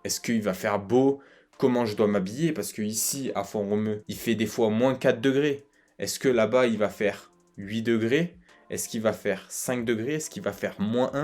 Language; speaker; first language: French; native; French